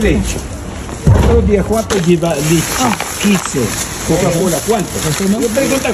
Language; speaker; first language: Spanish; non-native, learner; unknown